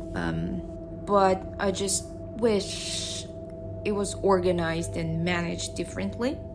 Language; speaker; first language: English; non-native, fluent; Russian